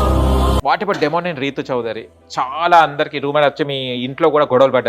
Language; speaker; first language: Telugu; native; Telugu